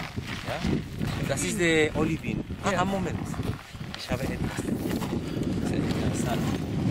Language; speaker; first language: German; non-native, learner; Spanish